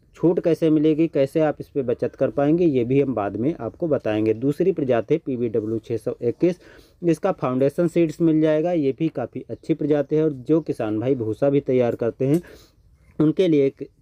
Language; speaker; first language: Hindi; native; Hindi